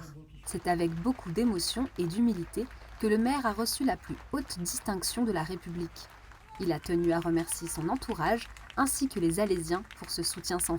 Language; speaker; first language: French; native; French